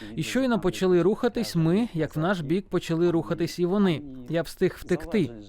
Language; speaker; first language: Ukrainian; early bilingual, heritage; Uzbek